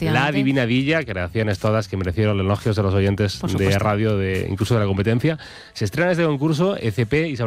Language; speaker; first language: Spanish; native; Spanish